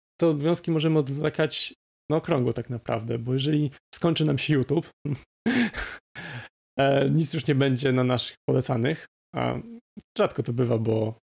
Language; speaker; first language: Polish; native; Polish